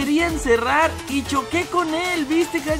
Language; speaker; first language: Spanish; native; Spanish